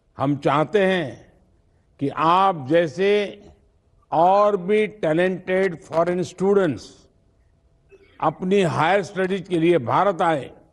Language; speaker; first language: Hindi; non-native, local second language; Gujarati